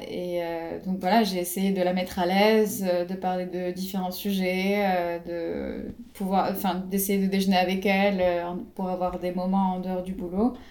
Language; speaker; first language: French; non-native, local second language; Arabic